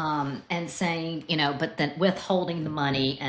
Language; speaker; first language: English; native; English